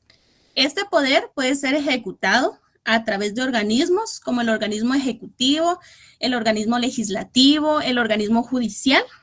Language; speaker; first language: Spanish; native; Spanish